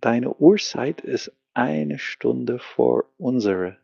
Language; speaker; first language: German; non-native, learner; English